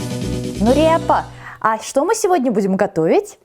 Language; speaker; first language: Russian; native; Russian